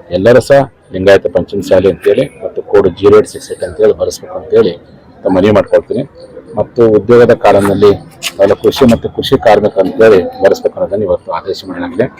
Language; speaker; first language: Kannada; native; Kannada